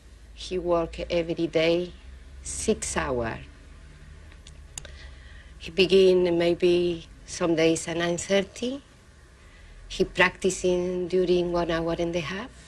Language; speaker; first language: English; non-native, learner; Spanish